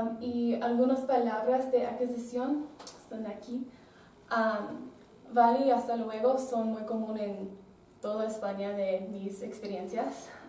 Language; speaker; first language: Spanish; non-native, learner; English